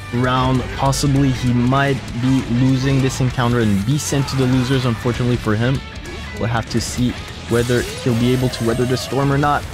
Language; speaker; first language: English; non-native, fluent; French